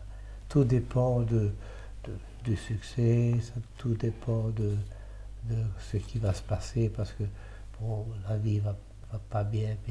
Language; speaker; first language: French; early bilingual, other home language; Italian